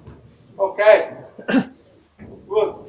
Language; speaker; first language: English; non-native, learner; Italian